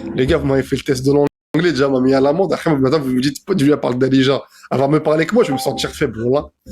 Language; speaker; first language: French; native; French